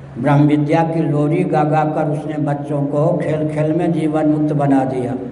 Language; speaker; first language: Hindi; non-native, local second language; Maithili